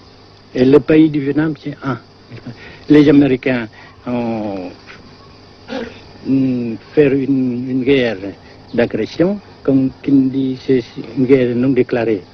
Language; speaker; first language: French; non-native, local second language; Vietnamese